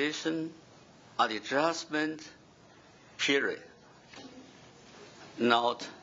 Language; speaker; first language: English; non-native, fluent; Chinese